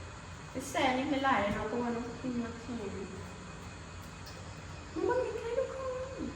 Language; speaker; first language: Thai; non-native, local second language; Lao